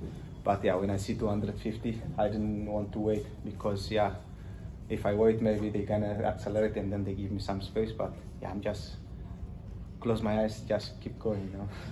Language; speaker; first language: English; non-native, learner; Tigrinya